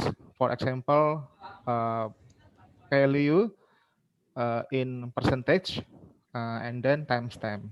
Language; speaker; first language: English; non-native, learner; Indonesian